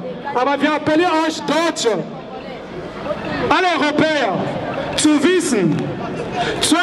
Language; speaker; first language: German; non-native, learner; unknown